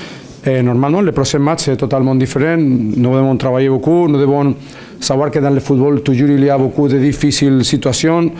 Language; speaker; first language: French; non-native, learner; Spanish